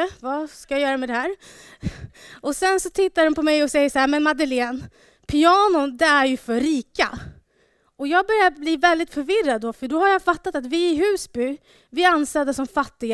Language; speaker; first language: Swedish; early bilingual, other home language; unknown